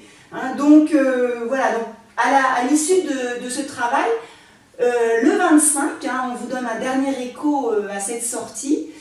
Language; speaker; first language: French; native; French